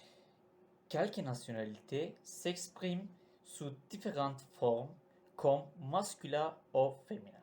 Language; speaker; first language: French; non-native, learner; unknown